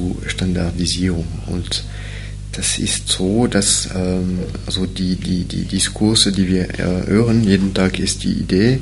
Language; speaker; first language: German; non-native, fluent; French